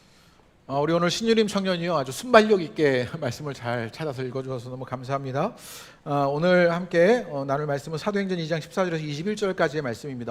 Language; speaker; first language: Korean; native; Korean